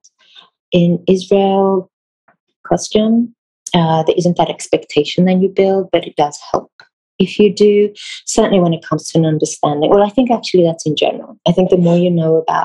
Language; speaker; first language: English; non-native, fluent; Hebrew